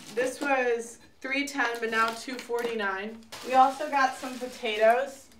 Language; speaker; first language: English; native; English